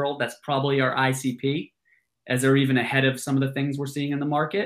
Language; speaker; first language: English; native; English